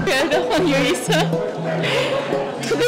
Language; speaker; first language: Chinese; non-native, learner; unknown